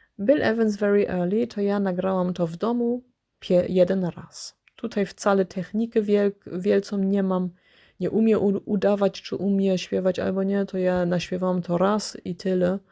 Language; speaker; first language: Polish; early bilingual, heritage; Polish